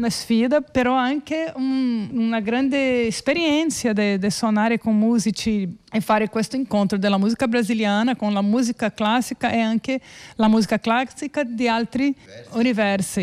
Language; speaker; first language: Italian; non-native, fluent; Portuguese